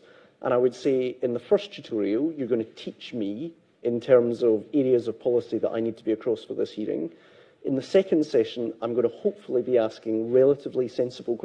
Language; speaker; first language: English; native; English